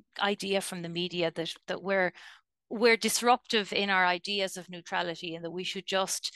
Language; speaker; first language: English; native; English